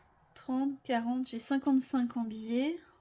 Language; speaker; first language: French; native; French